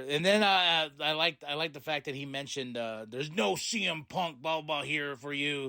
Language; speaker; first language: English; native; English